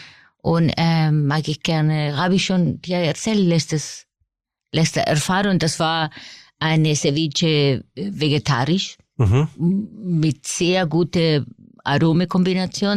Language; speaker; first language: German; non-native, fluent; Spanish